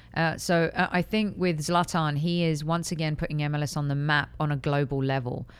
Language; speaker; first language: English; native; English